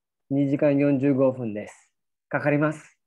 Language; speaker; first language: Japanese; non-native, learner; Filipino